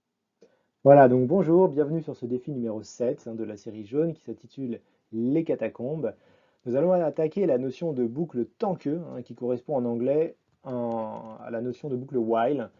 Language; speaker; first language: French; native; French